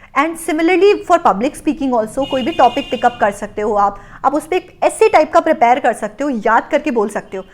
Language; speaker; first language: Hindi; native; Hindi